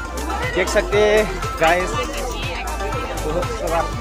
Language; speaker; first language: Hindi; non-native, local second language; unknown